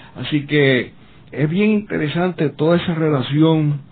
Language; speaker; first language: Spanish; native; Spanish